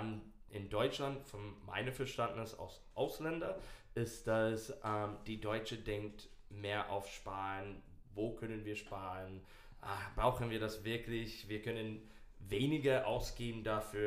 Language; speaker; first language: German; non-native, learner; English